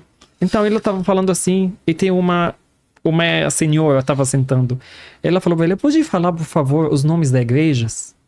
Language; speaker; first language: Portuguese; non-native, fluent; Arabic